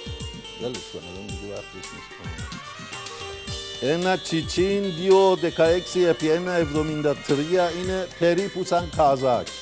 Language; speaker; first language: Greek; non-native, learner; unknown